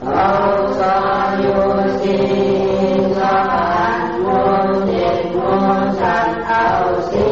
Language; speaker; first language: Arabic; non-native, learner; Indonesian